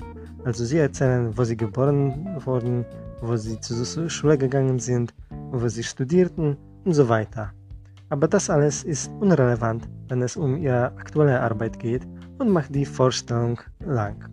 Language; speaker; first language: German; non-native, fluent; Polish